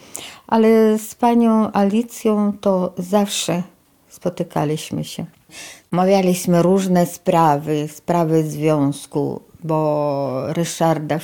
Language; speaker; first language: Polish; early bilingual, heritage; Polish